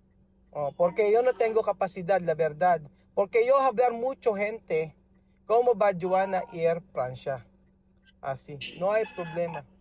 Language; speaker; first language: Spanish; non-native, learner; Filipino